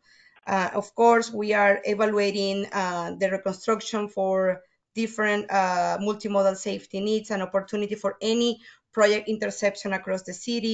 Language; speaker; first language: English; non-native, fluent; Spanish